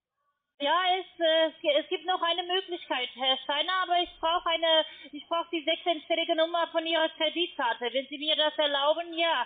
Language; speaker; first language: German; non-native, learner; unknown